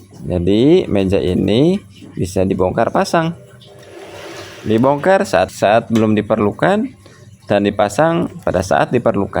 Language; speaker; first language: Indonesian; non-native, local second language; Sundanese